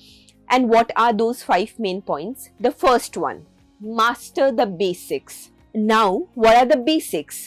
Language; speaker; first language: English; non-native, local second language; Hindi